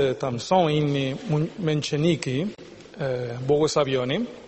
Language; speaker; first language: Polish; non-native, learner; Spanish